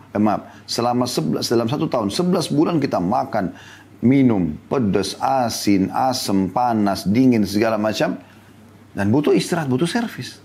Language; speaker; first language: Indonesian; native; Indonesian